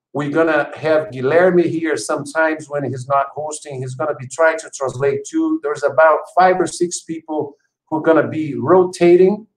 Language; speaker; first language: English; non-native, fluent; Portuguese